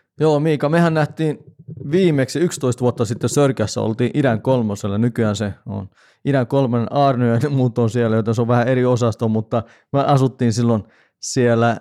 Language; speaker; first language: Finnish; non-native, local second language; Swedish